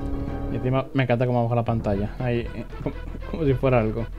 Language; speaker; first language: Spanish; native; Spanish